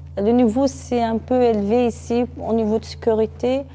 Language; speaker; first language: French; non-native, local second language; Arabic